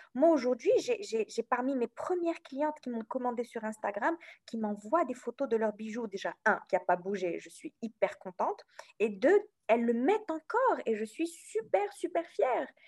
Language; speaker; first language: French; non-native, local second language; Arabic